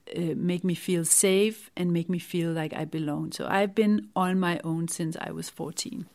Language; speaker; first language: English; non-native, fluent; Danish